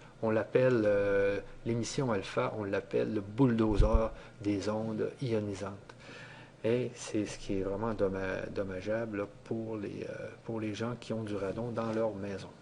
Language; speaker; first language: French; native; French